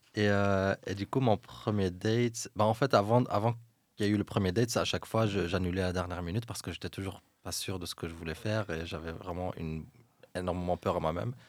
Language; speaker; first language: French; non-native, local second language; Arabic